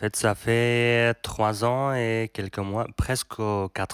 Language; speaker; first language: French; non-native, learner; Persian